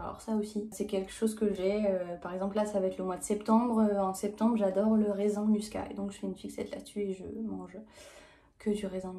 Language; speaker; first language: French; native; French